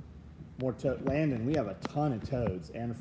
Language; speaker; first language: English; native; English